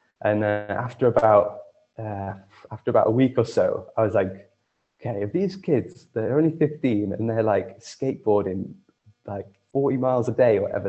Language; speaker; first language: English; native; English